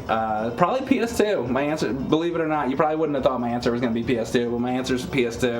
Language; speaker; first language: English; native; English